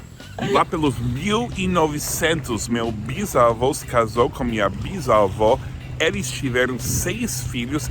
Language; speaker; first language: Portuguese; non-native, fluent; English